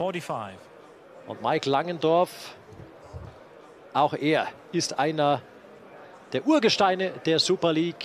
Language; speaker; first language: German; native; German